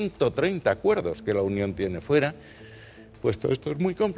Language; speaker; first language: Spanish; native; Spanish